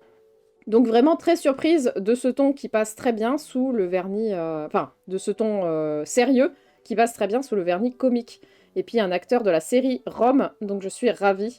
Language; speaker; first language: French; native; French